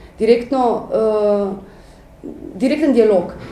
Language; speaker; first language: Slovenian; native; Slovenian